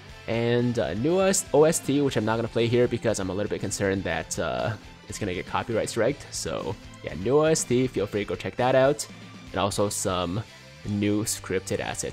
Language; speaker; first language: English; native; English